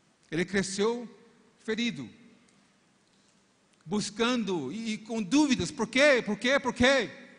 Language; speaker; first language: Portuguese; non-native, fluent; Spanish